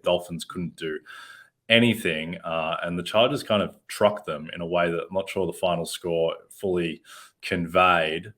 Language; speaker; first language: English; native; English